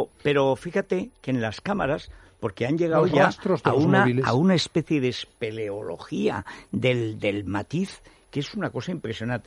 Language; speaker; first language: Spanish; native; Spanish